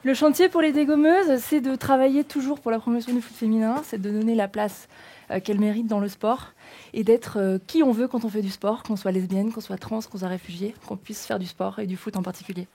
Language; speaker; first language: French; native; French